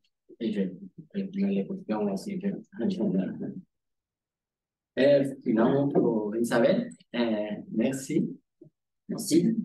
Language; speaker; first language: French; non-native, learner; Spanish